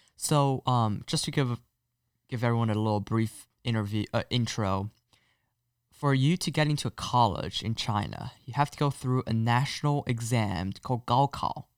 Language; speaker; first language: English; non-native, fluent; Chinese